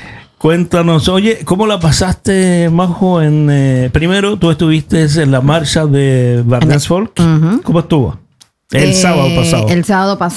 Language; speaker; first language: Spanish; native; Spanish